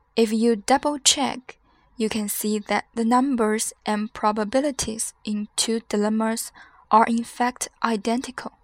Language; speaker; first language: English; non-native, fluent; Chinese